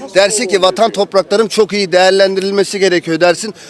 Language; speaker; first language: Turkish; native; Turkish